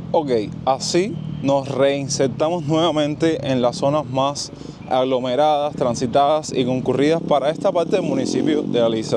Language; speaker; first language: Spanish; native; Spanish